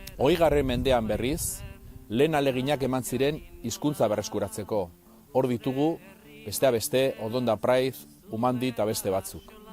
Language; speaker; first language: Basque; non-native, local second language; Spanish